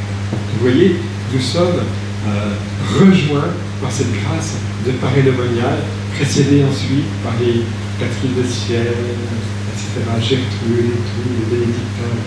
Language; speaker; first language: French; native; French